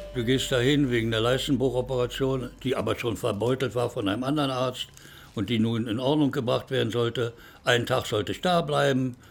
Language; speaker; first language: German; native; German